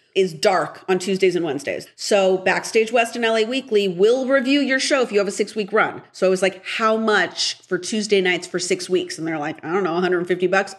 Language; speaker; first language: English; early bilingual, other home language; Spanish